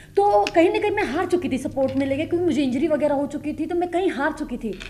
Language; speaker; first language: Hindi; native; Hindi